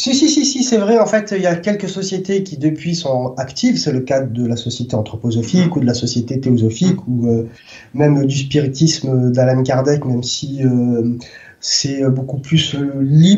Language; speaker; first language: French; native; French